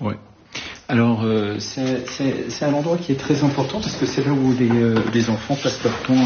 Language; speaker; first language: French; early bilingual, other home language; Arabic